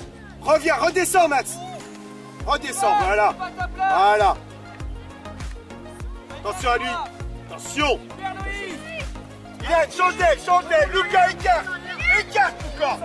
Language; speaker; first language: French; native; French